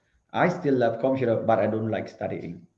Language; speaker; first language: English; non-native, learner; Khmer